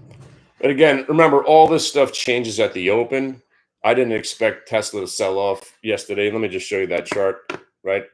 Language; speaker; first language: English; native; English